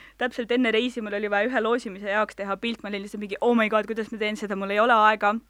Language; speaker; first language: Estonian; non-native, local second language; Russian